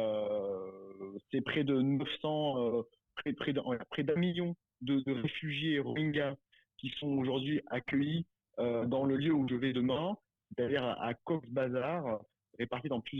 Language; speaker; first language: French; native; French